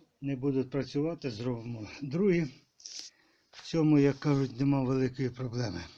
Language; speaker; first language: Ukrainian; native; Ukrainian